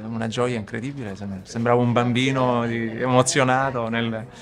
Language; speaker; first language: Italian; native; Italian